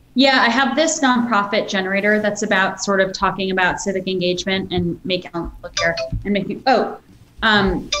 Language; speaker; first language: English; native; English